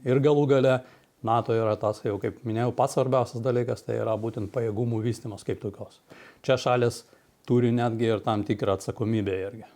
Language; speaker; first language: Lithuanian; native; Lithuanian